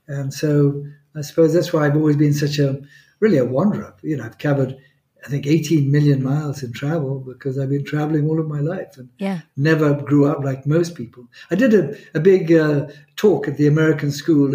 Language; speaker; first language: English; non-native, local second language; Swahili